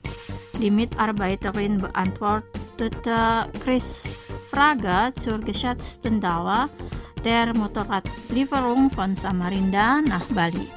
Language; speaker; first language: German; non-native, fluent; Indonesian